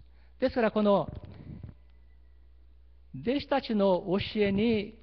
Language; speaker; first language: Japanese; early bilingual, heritage; Portuguese